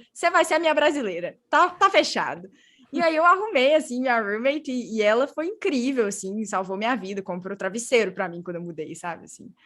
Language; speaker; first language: Portuguese; native; Portuguese